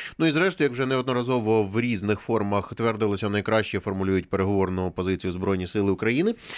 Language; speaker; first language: Ukrainian; native; Ukrainian